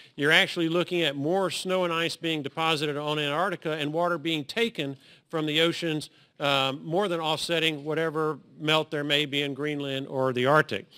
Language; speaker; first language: English; native; English